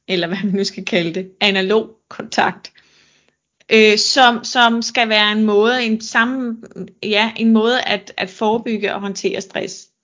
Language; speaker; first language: Danish; native; Danish